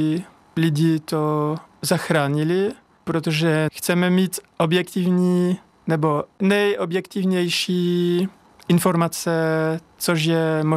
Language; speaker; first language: Czech; non-native, learner; French